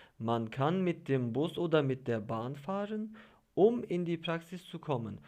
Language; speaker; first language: German; non-native, fluent; Turkish